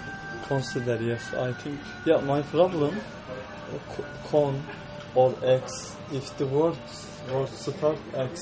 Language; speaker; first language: English; non-native, learner; Turkish